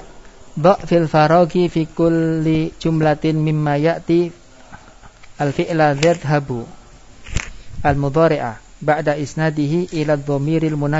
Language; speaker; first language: Arabic; non-native, fluent; Indonesian